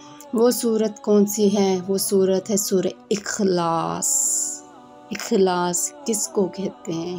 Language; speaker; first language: Urdu; native; Urdu